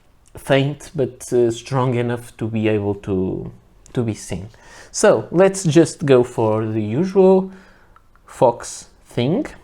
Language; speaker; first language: English; non-native, fluent; Portuguese